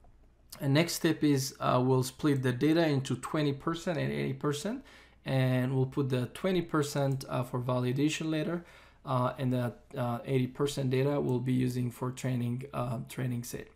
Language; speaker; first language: English; non-native, fluent; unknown